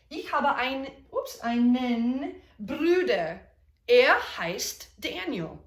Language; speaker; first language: German; non-native, fluent; English